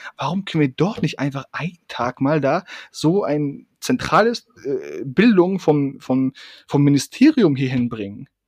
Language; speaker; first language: German; early bilingual, other home language; Persian